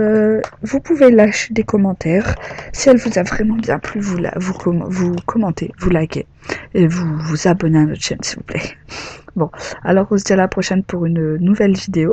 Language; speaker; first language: French; native; French